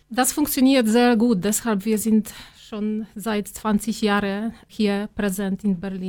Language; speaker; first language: German; non-native, learner; Polish